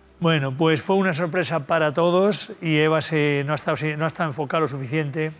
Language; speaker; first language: Spanish; native; Spanish